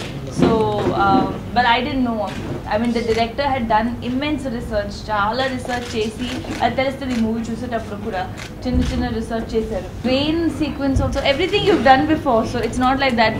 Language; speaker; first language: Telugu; non-native, local second language; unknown